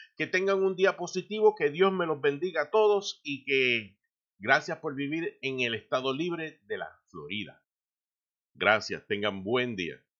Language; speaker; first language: Spanish; native; Spanish